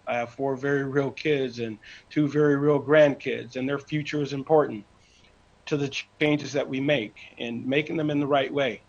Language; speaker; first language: English; native; English